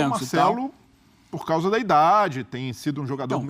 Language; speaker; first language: Portuguese; native; Portuguese